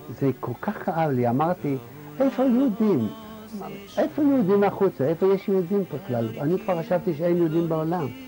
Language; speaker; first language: Hebrew; non-native, fluent; Yiddish